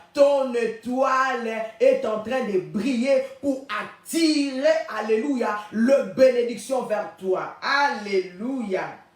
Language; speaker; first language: French; non-native, local second language; Lingala